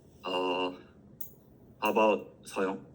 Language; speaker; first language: English; non-native, learner; Korean